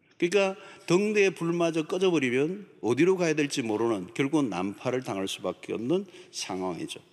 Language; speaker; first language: Korean; native; Korean